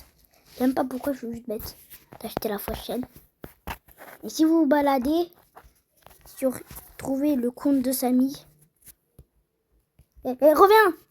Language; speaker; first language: French; native; French